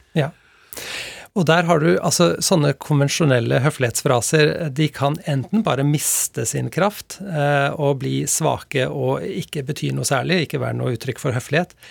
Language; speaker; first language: Norwegian; native; Norwegian